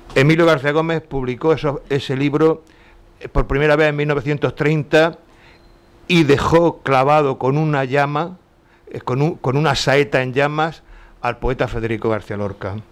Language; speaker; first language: Spanish; native; Spanish